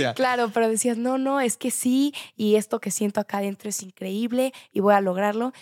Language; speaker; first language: Spanish; native; Spanish